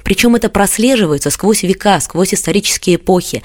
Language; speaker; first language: Russian; native; Russian